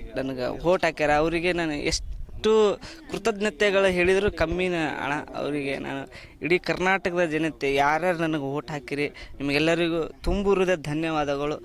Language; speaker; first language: Kannada; non-native, local second language; Lambadi